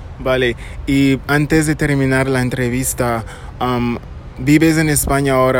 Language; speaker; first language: Spanish; non-native, fluent; English